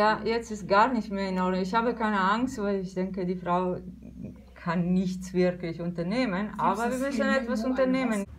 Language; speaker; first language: German; non-native, learner; Italian